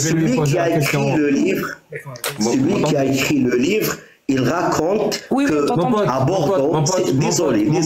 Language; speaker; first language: French; non-native, local second language; Arabic